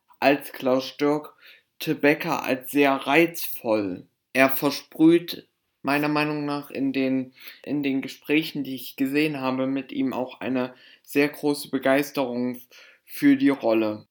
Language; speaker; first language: German; native; German